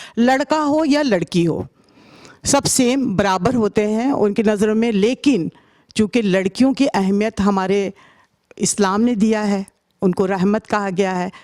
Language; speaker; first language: Urdu; native; Urdu